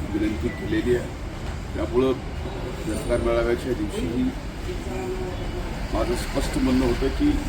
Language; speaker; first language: Marathi; native; Marathi